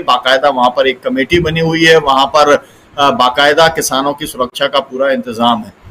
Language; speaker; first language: Hindi; native; Hindi